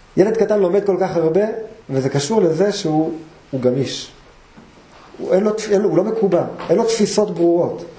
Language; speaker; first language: Hebrew; native; Hebrew